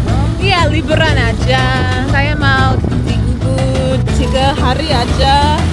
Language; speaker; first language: Indonesian; non-native, learner; English